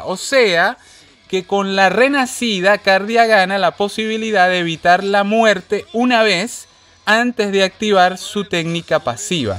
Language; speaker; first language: Spanish; native; Spanish